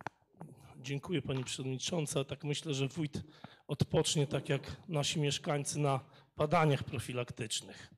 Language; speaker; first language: Polish; native; Polish